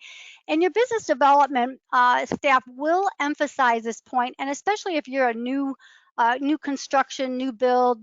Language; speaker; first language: English; native; English